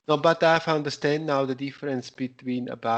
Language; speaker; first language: English; non-native, learner; Italian